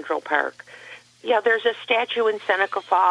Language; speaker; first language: English; native; English